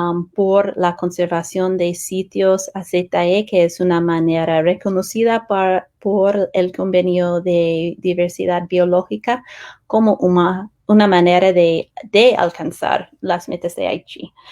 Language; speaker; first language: Spanish; non-native, fluent; English